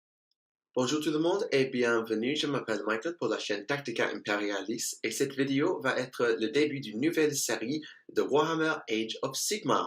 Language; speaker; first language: French; non-native, learner; English